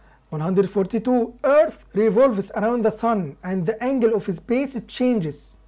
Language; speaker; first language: English; non-native, fluent; Arabic